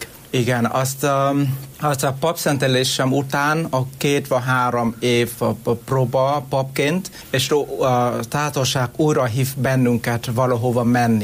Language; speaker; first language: Hungarian; non-native, learner; Vietnamese